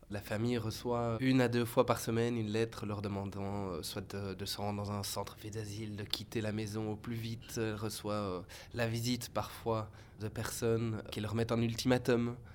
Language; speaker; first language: French; native; French